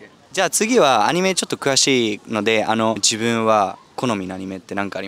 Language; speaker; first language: Japanese; early bilingual, heritage; Spanish